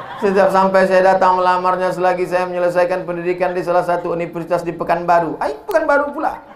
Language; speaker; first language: Indonesian; native; Indonesian